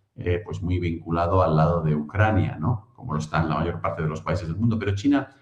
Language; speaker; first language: Spanish; native; Spanish